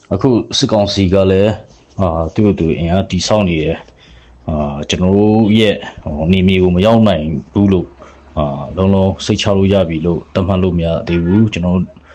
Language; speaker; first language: Burmese; non-native, local second language; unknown